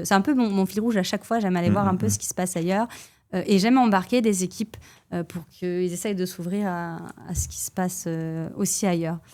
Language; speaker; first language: French; native; French